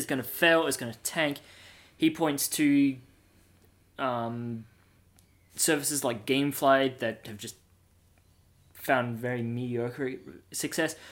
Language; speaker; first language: English; native; English